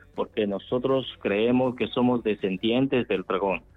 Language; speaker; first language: Spanish; non-native, fluent; Chinese